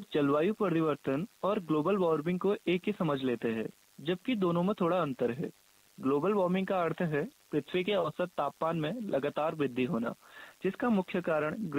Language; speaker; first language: Hindi; native; Hindi